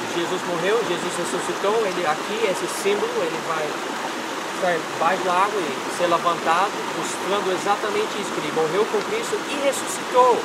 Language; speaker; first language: Portuguese; non-native, fluent; English